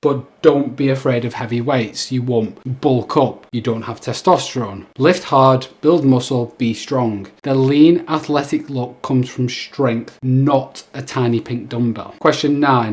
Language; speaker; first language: English; native; English